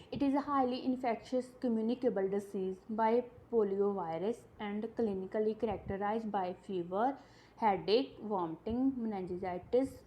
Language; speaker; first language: English; non-native, local second language; Punjabi